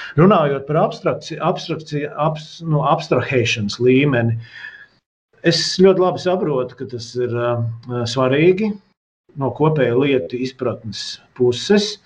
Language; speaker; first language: Latvian; native; Latvian